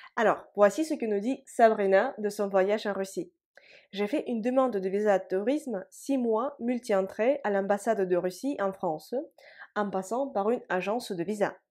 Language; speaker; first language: French; non-native, fluent; Russian